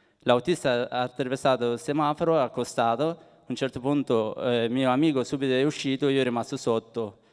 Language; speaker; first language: Italian; non-native, fluent; Persian